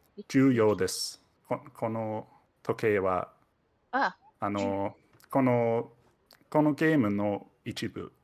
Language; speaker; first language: Japanese; non-native, fluent; Danish